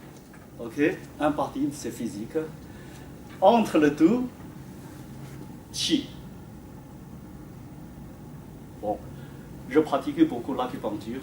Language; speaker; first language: French; non-native, fluent; Chinese